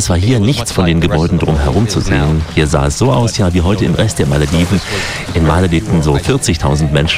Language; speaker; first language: German; native; German